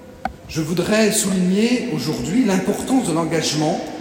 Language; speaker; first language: French; native; French